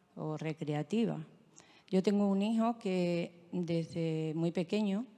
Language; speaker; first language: Spanish; native; Spanish